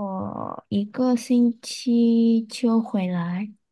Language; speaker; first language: Chinese; non-native, learner; Vietnamese